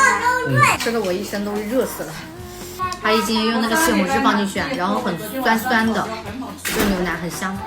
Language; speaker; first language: Chinese; native; Chinese